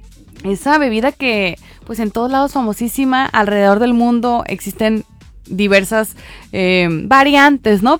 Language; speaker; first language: Spanish; native; Spanish